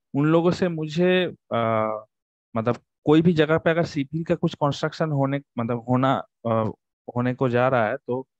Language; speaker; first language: Hindi; non-native, local second language; Bangla